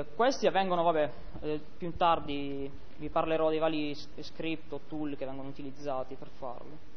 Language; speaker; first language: Italian; native; Italian